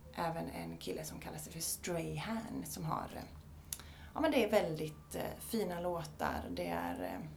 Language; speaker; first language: Swedish; native; Swedish